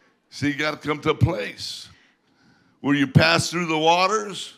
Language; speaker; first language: English; native; English